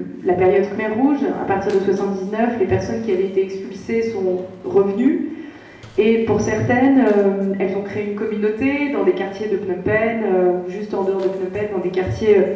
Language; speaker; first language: French; native; French